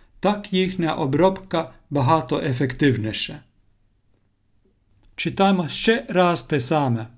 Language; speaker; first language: Ukrainian; non-native, learner; Finnish